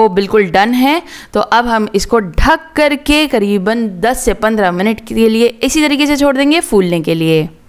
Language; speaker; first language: Hindi; native; Hindi